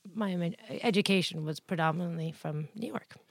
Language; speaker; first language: English; early bilingual, other home language; Italian